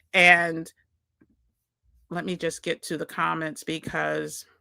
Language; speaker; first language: English; native; English